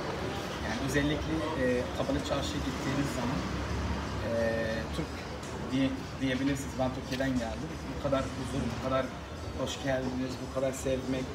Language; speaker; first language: Turkish; non-native, learner; Arabic